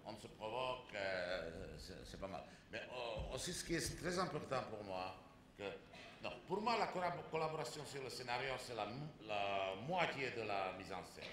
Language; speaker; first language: French; non-native, fluent; Czech